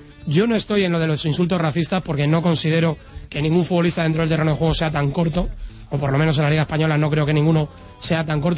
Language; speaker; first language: Spanish; native; Spanish